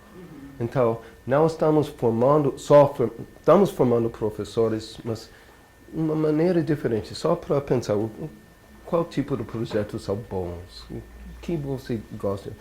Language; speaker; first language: Portuguese; non-native, learner; English